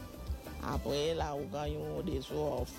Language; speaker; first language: French; non-native, local second language; Seselwa Creole French